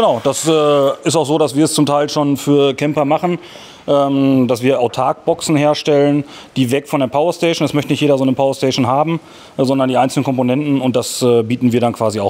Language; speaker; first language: German; native; German